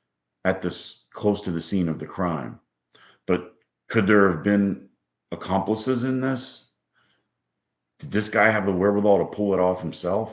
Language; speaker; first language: English; native; English